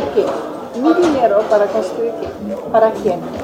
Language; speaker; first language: Spanish; non-native, fluent; German